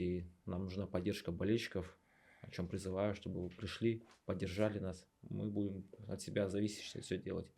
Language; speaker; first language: Russian; native; Russian